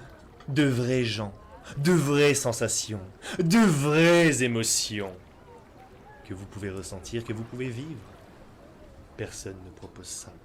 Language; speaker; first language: French; native; French